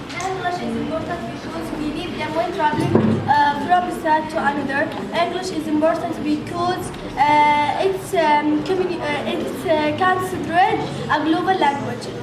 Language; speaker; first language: English; non-native, learner; Arabic